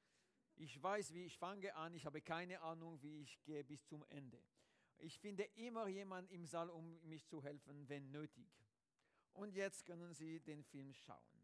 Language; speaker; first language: German; non-native, learner; French